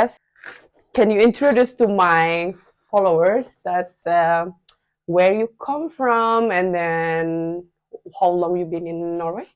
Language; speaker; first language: English; non-native, learner; Indonesian